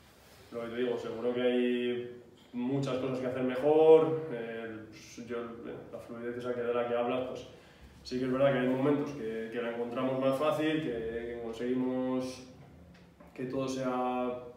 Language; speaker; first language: Spanish; native; Spanish